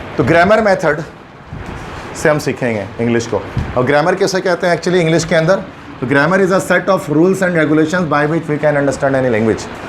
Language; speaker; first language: Urdu; native; Urdu